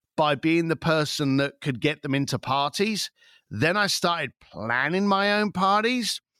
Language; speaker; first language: English; native; English